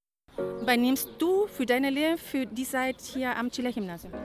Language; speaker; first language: German; non-native, learner; Spanish